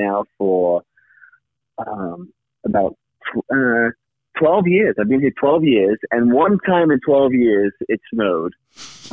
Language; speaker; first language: English; native; English